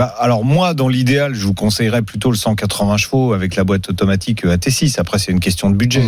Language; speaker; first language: French; native; French